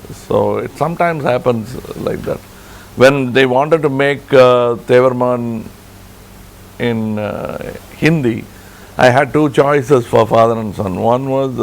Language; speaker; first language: English; non-native, local second language; Tamil